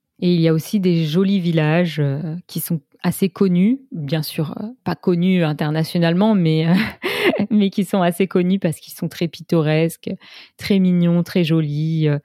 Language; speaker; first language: French; native; French